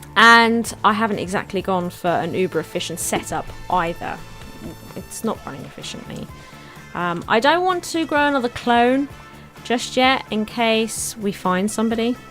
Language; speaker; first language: English; native; English